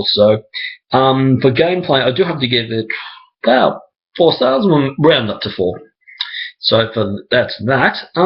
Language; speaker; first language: English; native; English